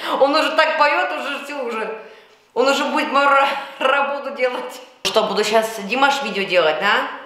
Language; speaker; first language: Russian; early bilingual, heritage; Russian